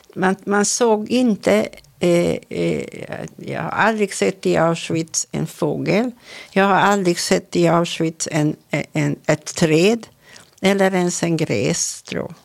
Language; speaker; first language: Swedish; non-native, fluent; Hungarian